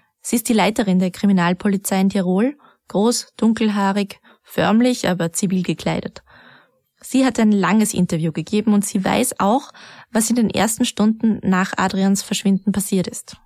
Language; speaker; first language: German; native; German